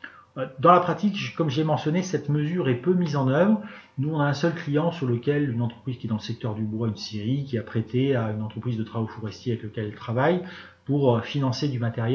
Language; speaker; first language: French; native; French